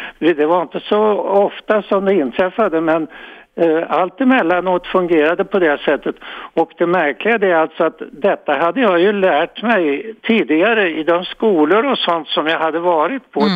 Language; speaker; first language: Swedish; native; Swedish